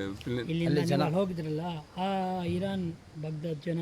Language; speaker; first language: Kannada; native; Kannada